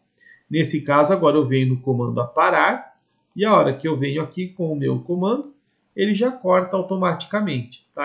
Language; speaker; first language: Portuguese; native; Portuguese